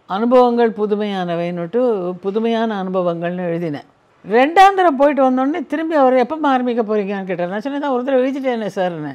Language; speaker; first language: Tamil; native; Tamil